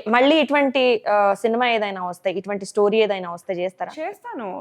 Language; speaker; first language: Telugu; native; Telugu